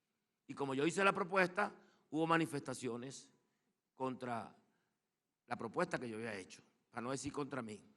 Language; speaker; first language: Spanish; native; Spanish